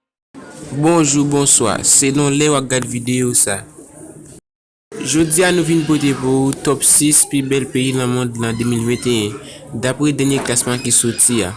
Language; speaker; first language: French; non-native, learner; Haitian Creole